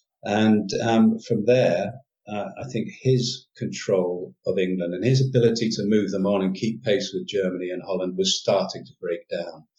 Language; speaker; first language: English; native; English